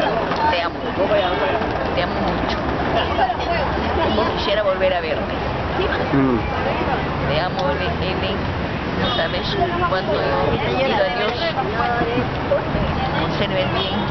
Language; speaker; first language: Spanish; native; Spanish